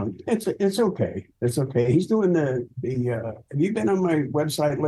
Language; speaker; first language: English; native; English